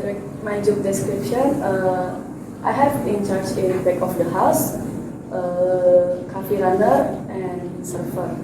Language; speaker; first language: English; non-native, learner; Indonesian